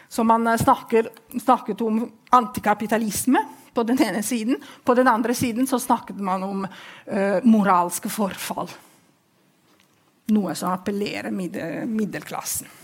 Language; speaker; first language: Norwegian; non-native, fluent; Italian